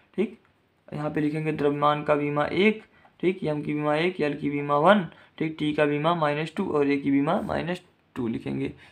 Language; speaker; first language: Hindi; native; Hindi